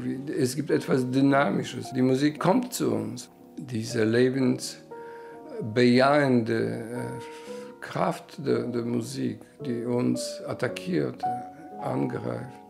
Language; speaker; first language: German; non-native, fluent; Polish